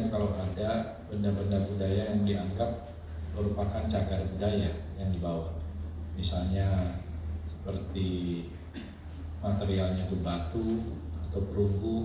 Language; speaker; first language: Indonesian; native; Indonesian